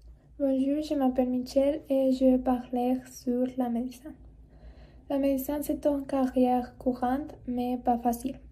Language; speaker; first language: French; non-native, learner; Spanish